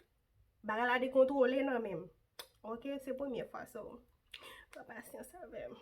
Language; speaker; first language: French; non-native, local second language; Haitian Creole